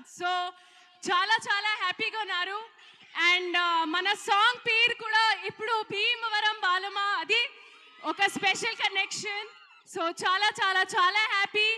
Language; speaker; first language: Telugu; non-native, local second language; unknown